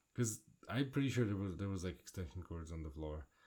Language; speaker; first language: English; non-native, fluent; Polish